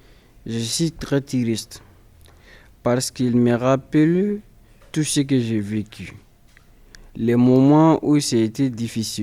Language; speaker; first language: French; non-native, learner; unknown